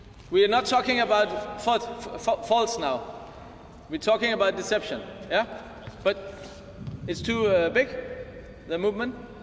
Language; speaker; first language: English; non-native, fluent; Danish